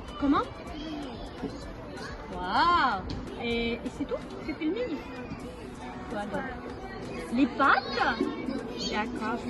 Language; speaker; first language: French; non-native, learner; Ukrainian